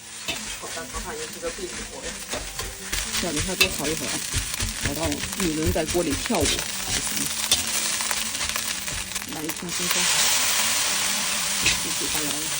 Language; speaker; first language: Chinese; native; Chinese